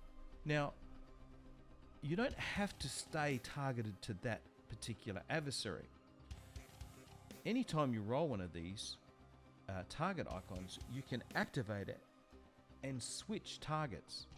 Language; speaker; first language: English; native; English